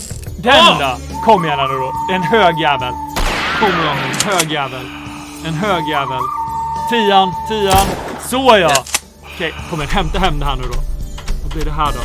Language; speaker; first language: Swedish; native; Swedish